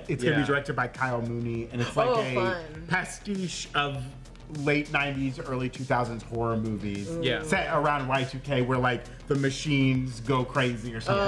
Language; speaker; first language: English; native; English